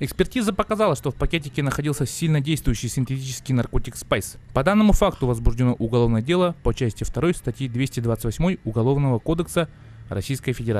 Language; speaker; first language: Russian; native; Russian